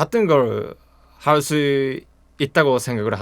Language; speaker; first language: Korean; non-native, fluent; Japanese